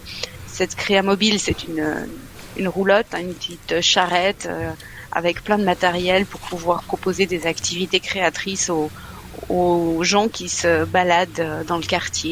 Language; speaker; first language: French; native; French